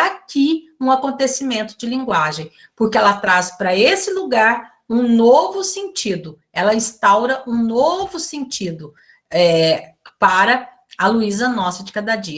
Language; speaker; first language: Portuguese; native; Portuguese